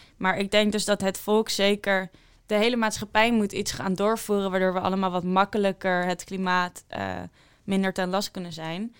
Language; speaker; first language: Dutch; native; Dutch